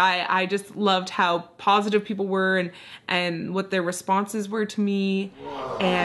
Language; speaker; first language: English; native; English